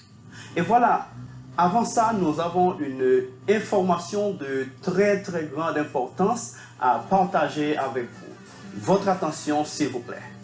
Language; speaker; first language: French; non-native, fluent; Spanish